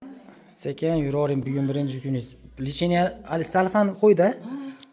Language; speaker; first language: Uzbek; native; Uzbek